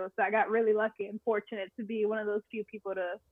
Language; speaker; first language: English; native; English